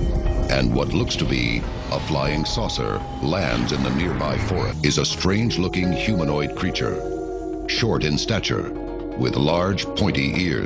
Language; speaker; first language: English; native; English